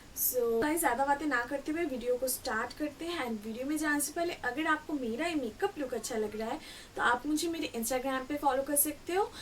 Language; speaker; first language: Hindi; non-native, local second language; Bangla